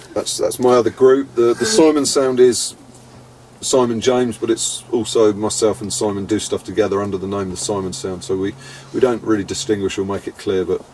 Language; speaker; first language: English; native; English